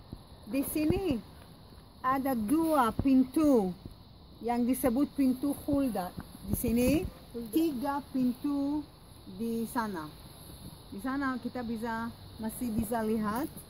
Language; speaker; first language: Indonesian; non-native, fluent; Hebrew